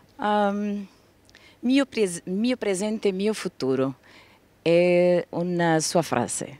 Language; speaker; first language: Italian; non-native, learner; Portuguese